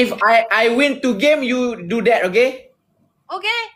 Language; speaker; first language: English; non-native, learner; Malay